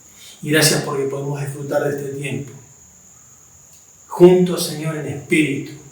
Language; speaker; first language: Spanish; native; Spanish